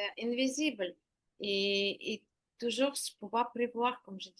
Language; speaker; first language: French; non-native, learner; Ukrainian